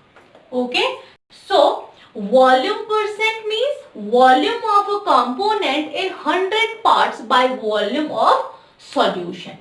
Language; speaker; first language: English; non-native, local second language; Hindi